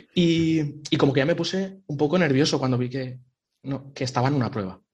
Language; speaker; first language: Spanish; native; Spanish